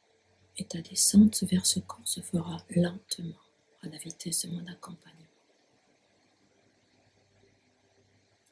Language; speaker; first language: French; native; French